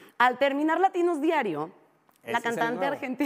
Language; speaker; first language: Spanish; native; Spanish